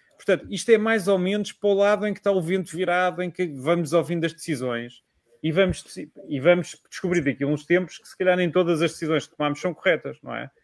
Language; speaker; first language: Portuguese; native; Portuguese